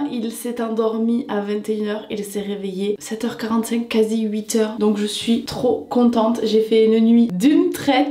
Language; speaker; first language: French; native; French